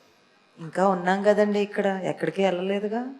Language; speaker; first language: Telugu; native; Telugu